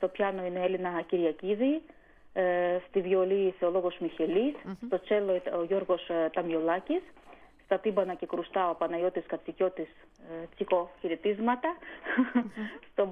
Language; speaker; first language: Greek; non-native, fluent; Armenian